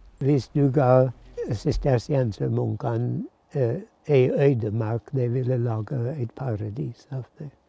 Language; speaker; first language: Norwegian; non-native, fluent; English